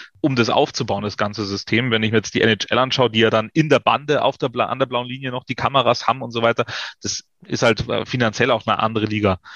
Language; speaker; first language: German; native; German